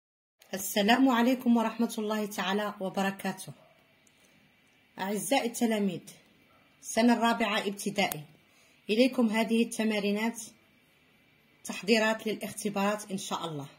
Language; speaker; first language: Arabic; native; Arabic